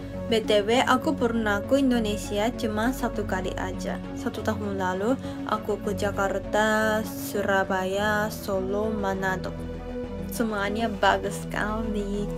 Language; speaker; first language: Indonesian; non-native, learner; Japanese